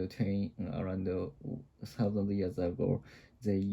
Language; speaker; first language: English; non-native, learner; Japanese